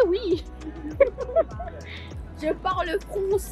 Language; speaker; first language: French; non-native, learner; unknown